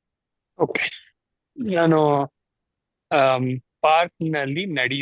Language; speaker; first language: Kannada; non-native, learner; Telugu